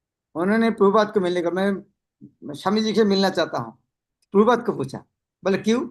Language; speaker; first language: Hindi; non-native, local second language; Bangla